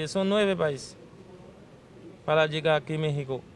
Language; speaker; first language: Spanish; non-native, learner; Haitian Creole